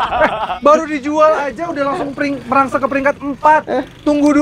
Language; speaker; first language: Indonesian; native; Indonesian